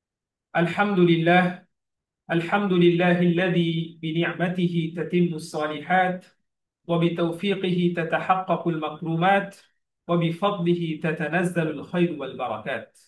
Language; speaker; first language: Arabic; non-native, fluent; Bangla